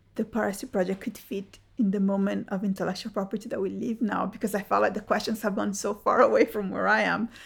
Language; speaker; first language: English; early bilingual, other home language; Spanish